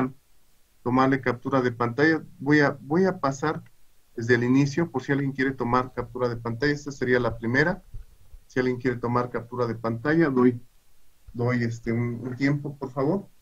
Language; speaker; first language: Spanish; native; Spanish